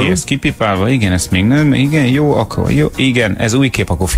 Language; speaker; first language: Hungarian; native; Hungarian